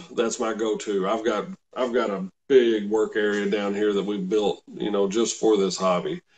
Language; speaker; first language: English; native; English